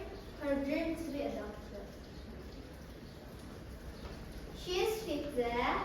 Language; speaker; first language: English; non-native, learner; Indonesian